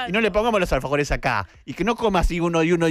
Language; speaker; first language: Spanish; native; Spanish